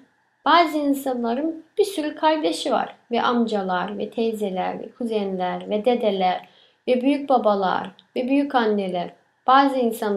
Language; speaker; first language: Turkish; early bilingual, other home language; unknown